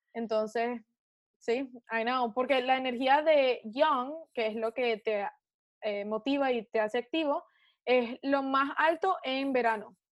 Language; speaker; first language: Spanish; early bilingual, heritage; Spanish